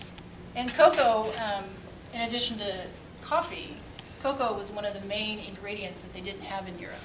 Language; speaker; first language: English; native; English